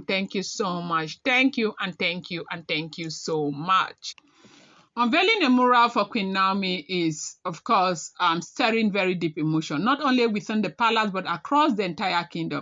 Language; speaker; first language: English; non-native, local second language; Yoruba